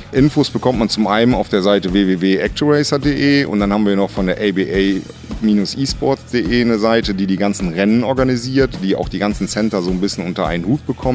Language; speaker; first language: German; native; German